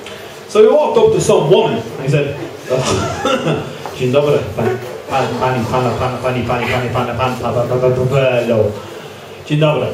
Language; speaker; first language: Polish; non-native, learner; English